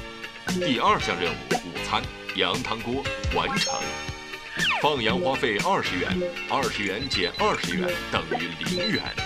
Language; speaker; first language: Chinese; native; Chinese